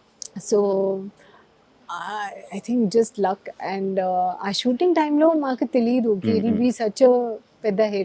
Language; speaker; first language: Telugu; non-native, learner; Hindi